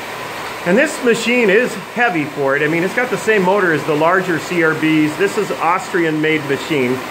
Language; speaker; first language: English; native; English